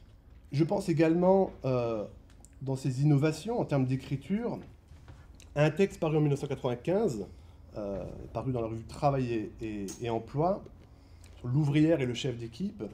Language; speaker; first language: French; native; French